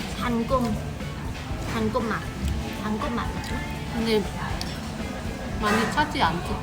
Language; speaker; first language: Korean; non-native, learner; Vietnamese